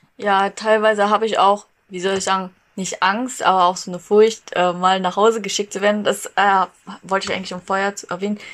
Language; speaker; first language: German; native; German